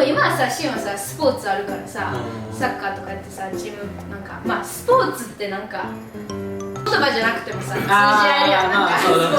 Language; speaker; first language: Japanese; native; Japanese